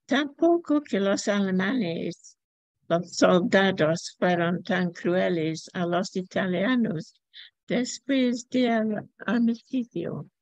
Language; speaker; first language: Spanish; non-native, learner; English